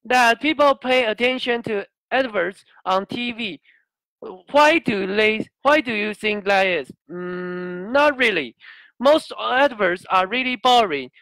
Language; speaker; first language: English; non-native, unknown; Chinese